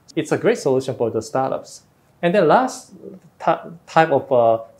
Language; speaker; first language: English; non-native, fluent; Korean